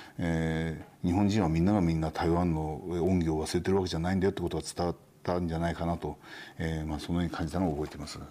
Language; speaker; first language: Japanese; native; Japanese